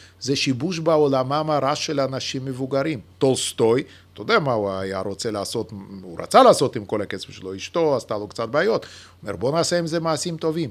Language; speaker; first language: Hebrew; non-native, fluent; Yiddish